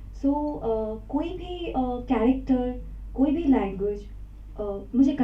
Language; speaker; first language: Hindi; non-native, local second language; Bangla